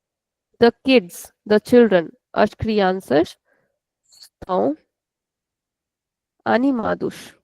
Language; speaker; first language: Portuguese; non-native, fluent; Hindi